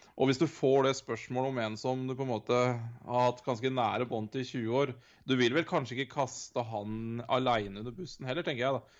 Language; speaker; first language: Norwegian; native; Norwegian